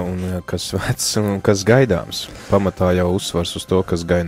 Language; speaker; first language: Latvian; native; Latvian